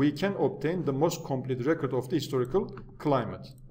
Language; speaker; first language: English; non-native, fluent; Turkish